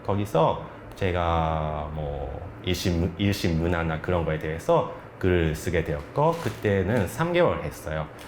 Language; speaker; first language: Korean; non-native, fluent; Japanese